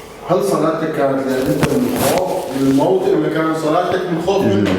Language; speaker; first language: Arabic; native; Arabic